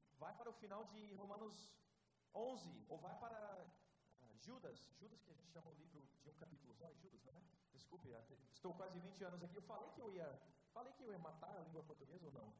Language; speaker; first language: Portuguese; non-native, fluent; English